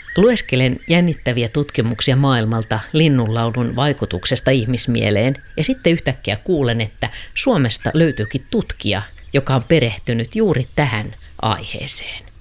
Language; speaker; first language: Finnish; native; Finnish